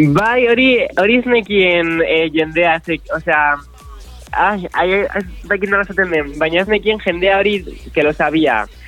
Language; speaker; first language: Basque; non-native, local second language; Spanish